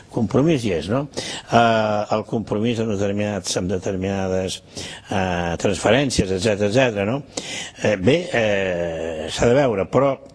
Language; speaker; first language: Catalan; native; Catalan